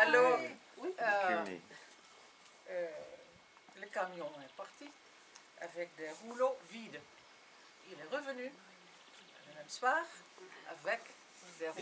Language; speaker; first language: French; non-native, fluent; Dutch